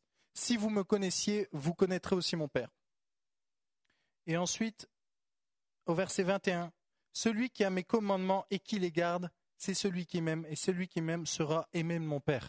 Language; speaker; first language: French; native; French